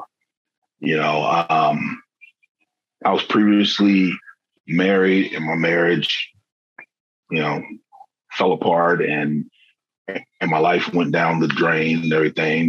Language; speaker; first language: English; native; English